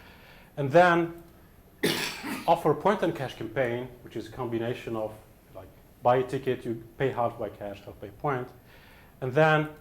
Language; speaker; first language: English; non-native, fluent; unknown